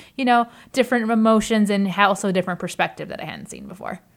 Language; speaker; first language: English; native; English